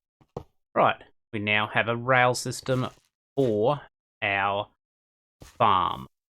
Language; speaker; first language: English; native; English